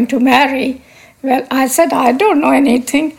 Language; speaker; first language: English; non-native, local second language; Punjabi